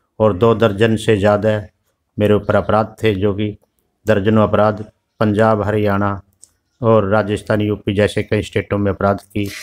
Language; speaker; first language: Hindi; native; Hindi